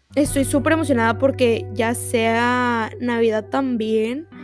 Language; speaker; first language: Spanish; early bilingual, heritage; Spanish